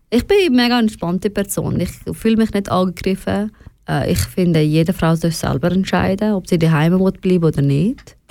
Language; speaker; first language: German; early bilingual, other home language; Persian